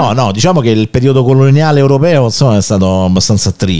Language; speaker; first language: Italian; native; Italian